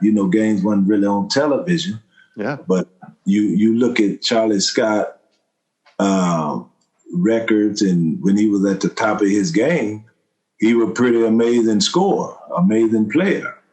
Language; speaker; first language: English; native; English